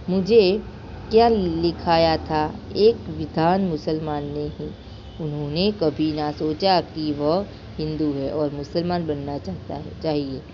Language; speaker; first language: Hindi; non-native, local second language; Gujarati